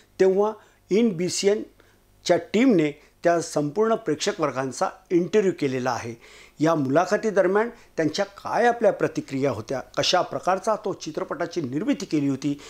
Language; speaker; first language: Marathi; native; Marathi